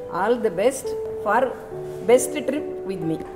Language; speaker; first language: English; non-native, local second language; Tamil